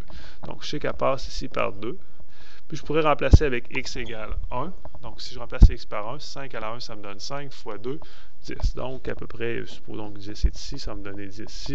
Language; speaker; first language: French; native; French